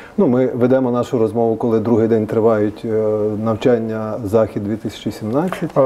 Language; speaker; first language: Ukrainian; native; Ukrainian